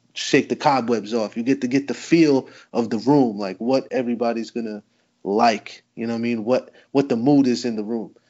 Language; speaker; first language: English; native; English